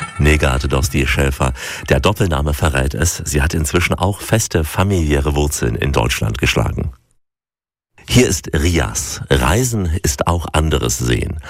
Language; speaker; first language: German; native; German